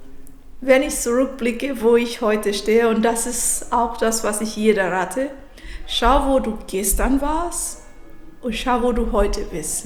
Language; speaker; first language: German; non-native, fluent; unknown